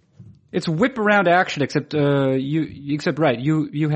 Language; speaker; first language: English; native; English